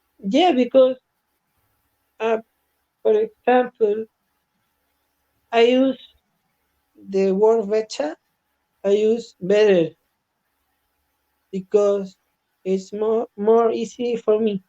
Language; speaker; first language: English; non-native, learner; Spanish